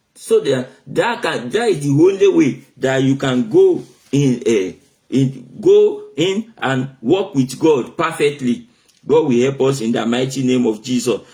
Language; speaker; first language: English; non-native, local second language; Yoruba